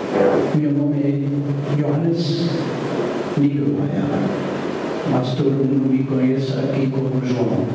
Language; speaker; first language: Portuguese; non-native, fluent; German